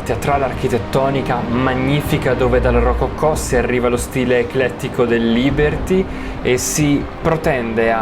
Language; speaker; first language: Italian; native; Italian